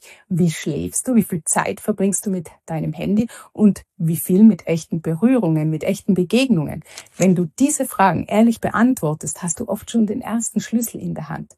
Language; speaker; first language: German; native; German